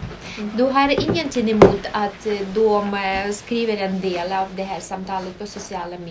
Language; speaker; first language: Swedish; non-native, fluent; Russian